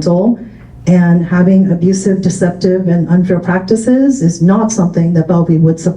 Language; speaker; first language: English; early bilingual, other home language; Cantonese